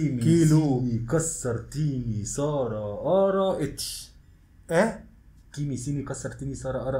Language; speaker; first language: Arabic; native; Arabic